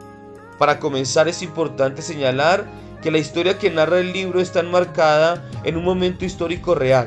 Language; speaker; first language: Spanish; native; Spanish